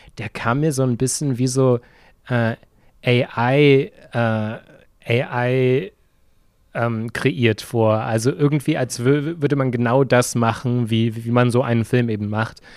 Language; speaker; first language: German; native; German